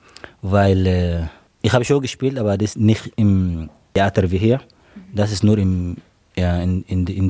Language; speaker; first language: German; non-native, learner; Arabic